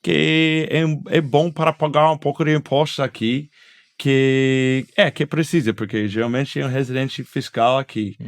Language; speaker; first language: Portuguese; non-native, fluent; English